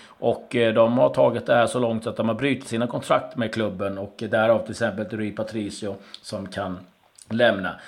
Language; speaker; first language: Swedish; native; Swedish